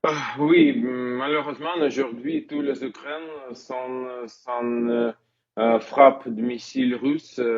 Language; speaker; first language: French; non-native, fluent; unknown